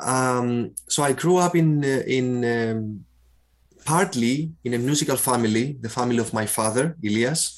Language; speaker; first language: English; non-native, fluent; Greek